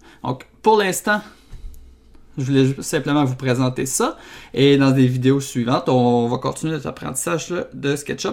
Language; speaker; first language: French; native; French